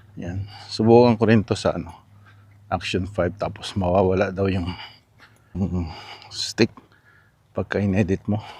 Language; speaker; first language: Filipino; native; Filipino